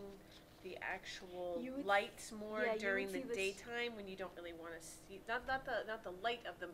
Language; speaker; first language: English; native; English